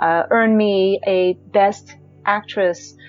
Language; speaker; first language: English; native; English